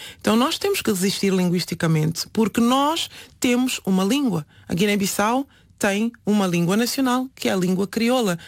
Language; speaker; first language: Portuguese; non-native, local second language; Upper Guinea Crioulo